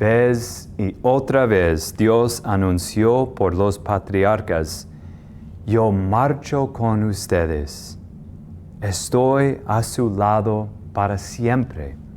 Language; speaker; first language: Spanish; non-native, fluent; English